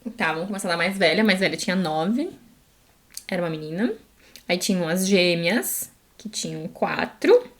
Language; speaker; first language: Portuguese; native; Portuguese